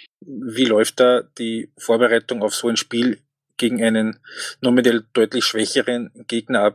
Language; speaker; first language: German; native; German